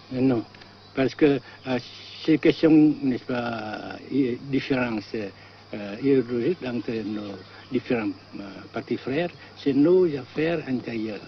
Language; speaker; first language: French; non-native, fluent; Vietnamese